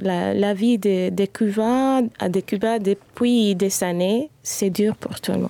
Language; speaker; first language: French; non-native, fluent; Spanish